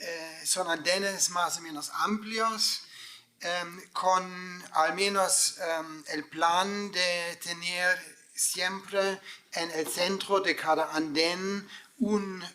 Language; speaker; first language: Spanish; non-native, fluent; German